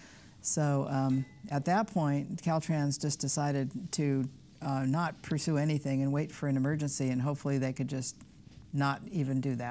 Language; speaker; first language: English; native; English